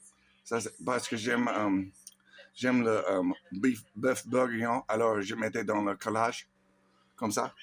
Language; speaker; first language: French; non-native, learner; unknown